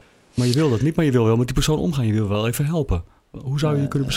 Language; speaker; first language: Dutch; native; Dutch